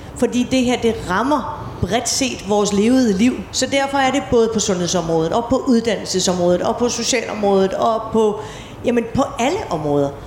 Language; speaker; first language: Danish; native; Danish